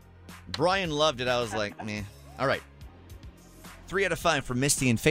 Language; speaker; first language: English; native; English